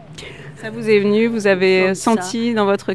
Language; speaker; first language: French; native; French